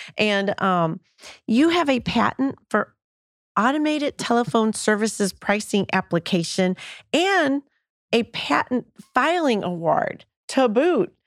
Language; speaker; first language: English; native; English